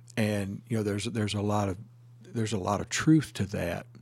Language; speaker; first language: English; native; English